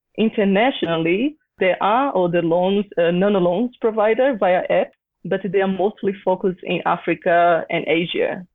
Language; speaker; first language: English; non-native, fluent; Portuguese